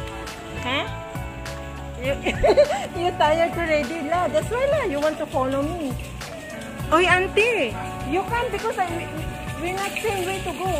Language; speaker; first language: English; non-native, learner; Filipino